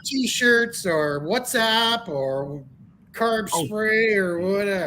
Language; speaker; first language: English; native; English